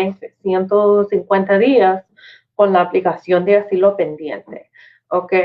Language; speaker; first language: Spanish; non-native, fluent; English